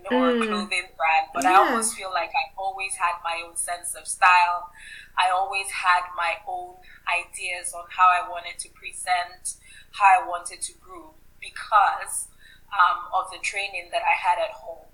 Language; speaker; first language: English; non-native, local second language; Yoruba